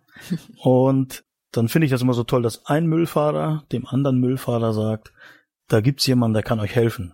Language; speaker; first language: German; native; German